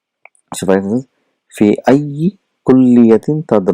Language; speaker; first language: Arabic; non-native, fluent; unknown